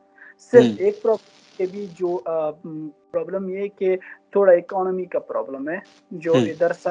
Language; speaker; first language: Hindi; non-native, learner; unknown